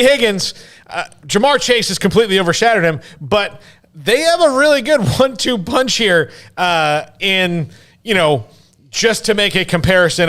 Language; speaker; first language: English; native; English